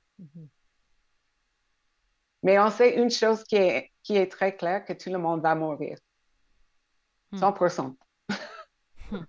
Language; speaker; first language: French; non-native, local second language; English